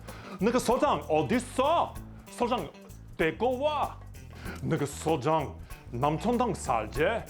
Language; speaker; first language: Korean; non-native, learner; English